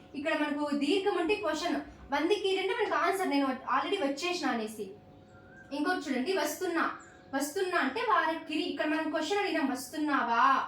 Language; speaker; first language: Telugu; non-native, local second language; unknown